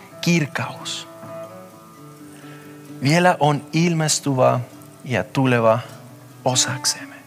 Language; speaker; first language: Finnish; non-native, fluent; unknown